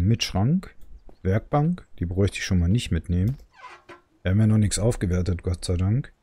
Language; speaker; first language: German; native; German